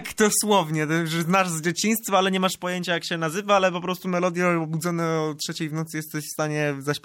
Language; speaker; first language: Polish; native; Polish